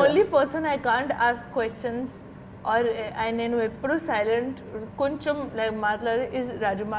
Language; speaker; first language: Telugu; non-native, learner; Hindi